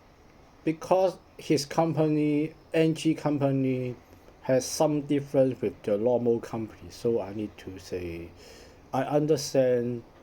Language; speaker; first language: English; non-native, learner; Cantonese